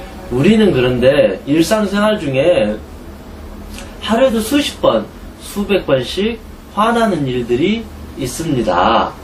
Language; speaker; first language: Korean; native; Korean